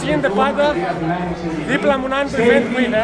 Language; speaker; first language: Greek; native; Greek